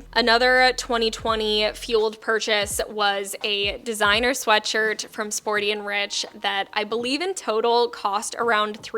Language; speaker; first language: English; native; English